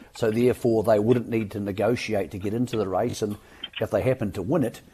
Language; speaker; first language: English; native; English